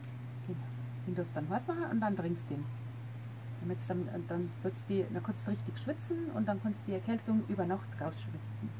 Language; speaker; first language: German; native; German